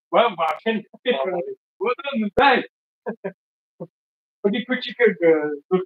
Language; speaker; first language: Russian; non-native, fluent; Tajik